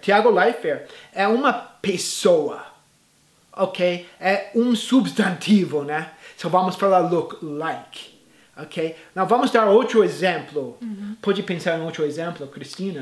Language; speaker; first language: Portuguese; non-native, fluent; English